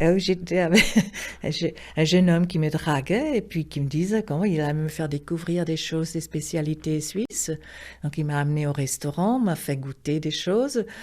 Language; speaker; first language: French; non-native, local second language; Swiss German